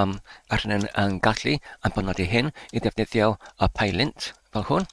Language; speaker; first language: Welsh; non-native, learner; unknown